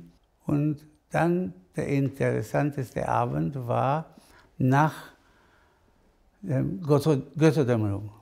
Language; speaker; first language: German; non-native, fluent; Spanish